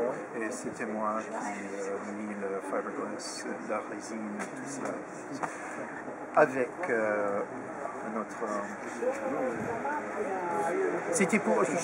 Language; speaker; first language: French; non-native, fluent; English